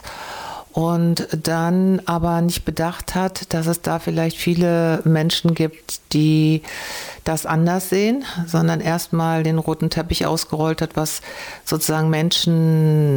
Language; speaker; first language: German; native; German